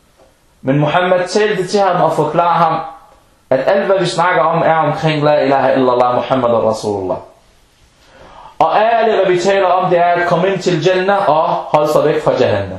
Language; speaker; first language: Danish; non-native, local second language; Arabic